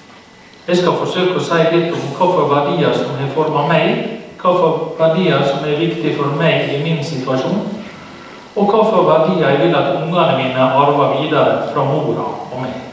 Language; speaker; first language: Norwegian; native; Norwegian